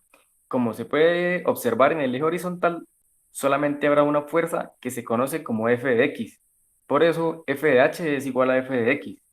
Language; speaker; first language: Spanish; native; Spanish